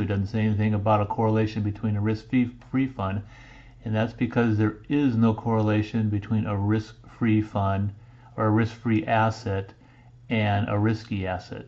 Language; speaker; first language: English; native; English